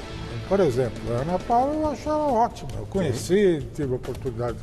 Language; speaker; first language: Portuguese; native; Portuguese